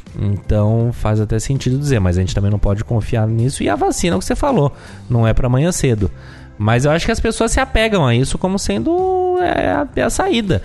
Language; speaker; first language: Portuguese; native; Portuguese